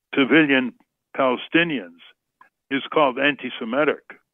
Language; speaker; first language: English; native; English